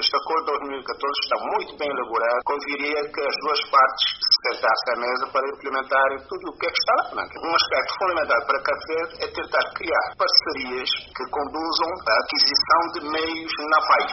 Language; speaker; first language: Portuguese; non-native, local second language; Kabuverdianu